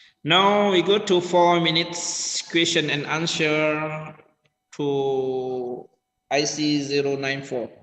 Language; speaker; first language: English; non-native, learner; Indonesian